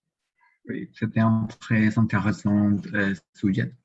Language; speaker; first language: French; non-native, learner; Spanish